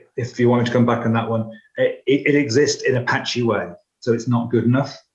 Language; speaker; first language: English; native; English